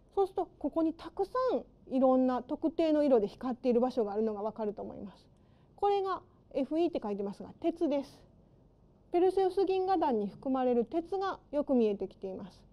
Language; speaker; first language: Japanese; native; Japanese